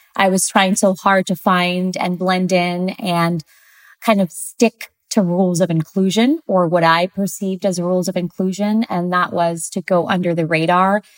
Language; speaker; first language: English; early bilingual, other home language; Spanish